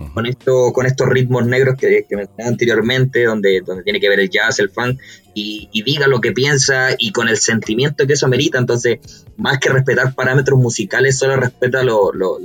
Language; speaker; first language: Spanish; native; Spanish